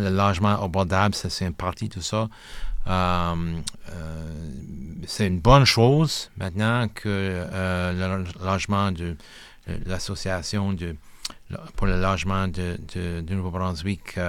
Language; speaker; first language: French; non-native, local second language; English